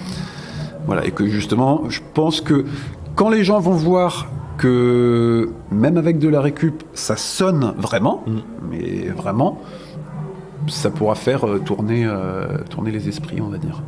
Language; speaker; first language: French; native; French